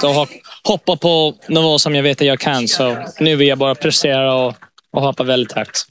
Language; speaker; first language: Swedish; early bilingual, heritage; English